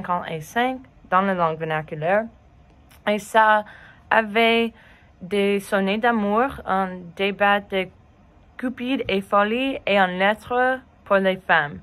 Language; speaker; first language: French; non-native, learner; English